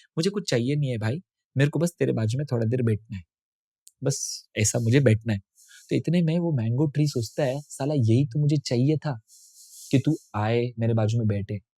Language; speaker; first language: Hindi; non-native, local second language; Tamil